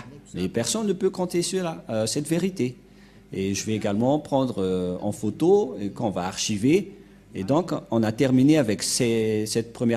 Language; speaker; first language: French; non-native, local second language; Malagasy